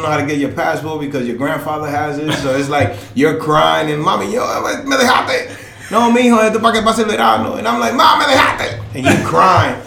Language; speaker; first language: English; native; English